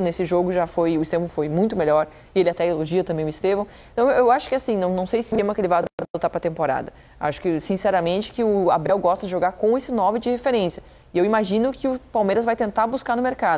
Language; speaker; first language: Portuguese; native; Portuguese